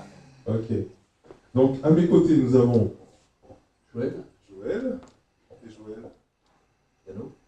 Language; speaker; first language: French; native; French